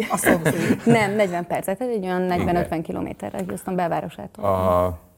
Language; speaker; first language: Hungarian; native; Hungarian